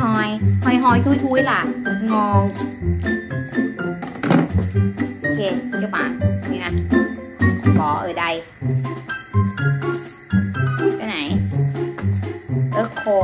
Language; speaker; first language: Vietnamese; non-native, learner; Thai